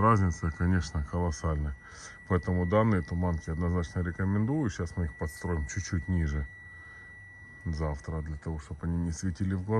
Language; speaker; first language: Russian; native; Russian